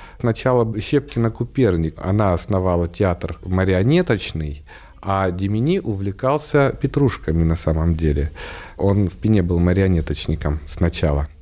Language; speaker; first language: Russian; native; Russian